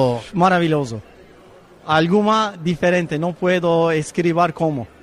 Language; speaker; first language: Spanish; non-native, learner; Turkish